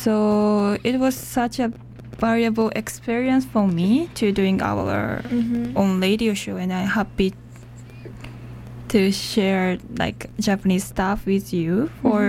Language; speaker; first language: English; non-native, learner; Japanese